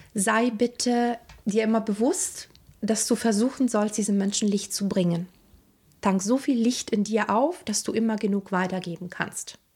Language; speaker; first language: German; non-native, fluent; Italian